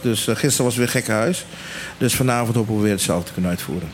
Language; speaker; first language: Dutch; non-native, local second language; Papiamento